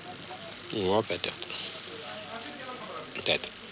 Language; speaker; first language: French; non-native, learner; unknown